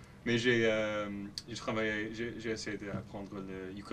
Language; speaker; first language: French; non-native, local second language; English